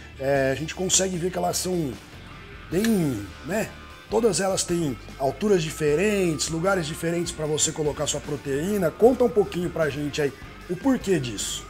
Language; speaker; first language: Portuguese; native; Portuguese